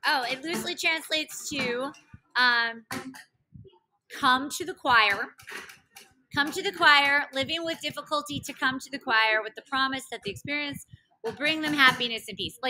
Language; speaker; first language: English; native; English